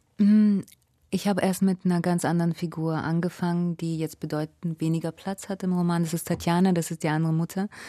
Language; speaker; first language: German; early bilingual, other home language; Russian